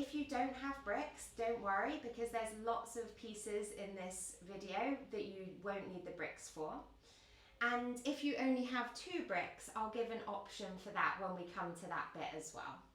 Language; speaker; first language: English; native; English